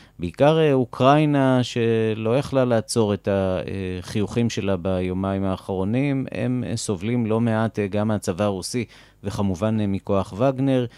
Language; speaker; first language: Hebrew; native; Hebrew